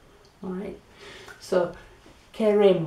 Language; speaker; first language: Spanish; non-native, fluent; English